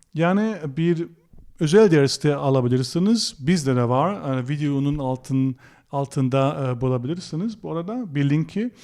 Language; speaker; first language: Turkish; non-native, fluent; German